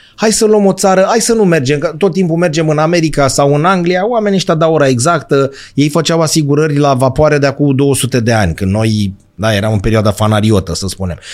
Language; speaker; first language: Romanian; native; Romanian